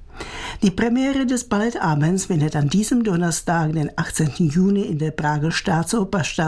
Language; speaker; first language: German; native; German